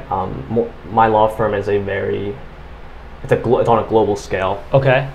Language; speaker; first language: English; native; English